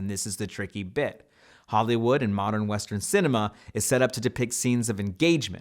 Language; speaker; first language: English; native; English